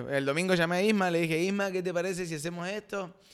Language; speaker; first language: Spanish; native; Spanish